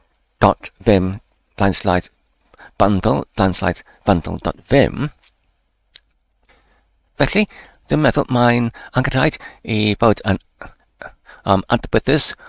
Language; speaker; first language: Welsh; non-native, learner; English